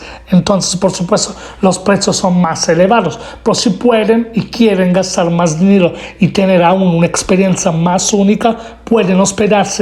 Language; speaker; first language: Spanish; non-native, fluent; Italian